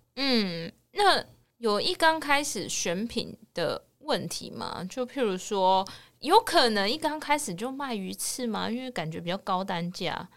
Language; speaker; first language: Chinese; native; Chinese